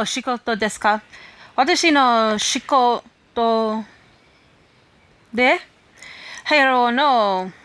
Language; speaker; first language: Japanese; non-native, learner; English